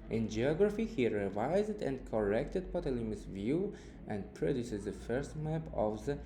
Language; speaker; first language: English; non-native, fluent; Uzbek